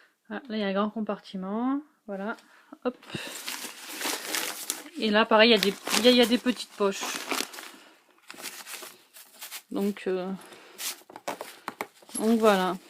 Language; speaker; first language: French; native; French